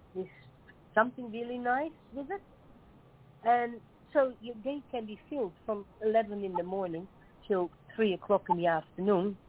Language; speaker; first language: English; non-native, fluent; Dutch